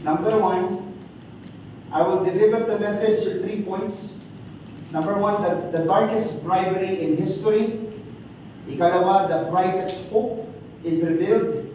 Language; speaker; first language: English; non-native, local second language; Filipino